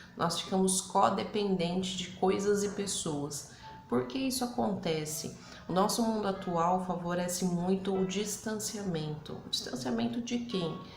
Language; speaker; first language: Portuguese; early bilingual, other home language; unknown